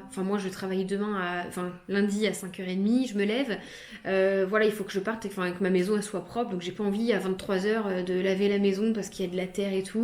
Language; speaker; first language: French; native; French